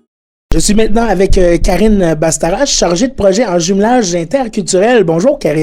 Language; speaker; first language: French; native; French